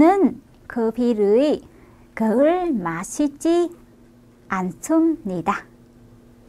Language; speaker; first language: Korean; non-native, fluent; Vietnamese